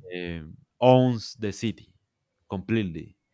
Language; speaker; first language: English; non-native, learner; Spanish